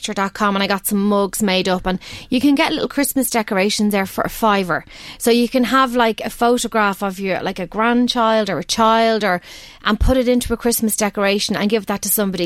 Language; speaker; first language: English; native; English